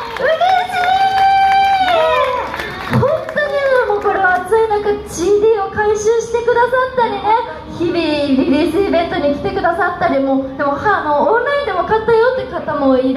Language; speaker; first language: Japanese; native; Japanese